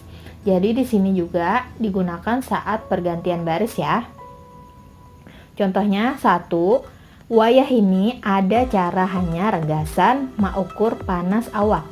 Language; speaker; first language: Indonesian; non-native, local second language; Banjar